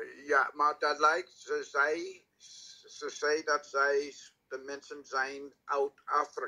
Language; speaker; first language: Dutch; non-native, learner; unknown